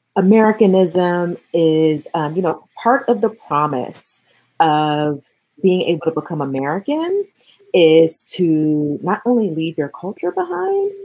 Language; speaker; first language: English; native; English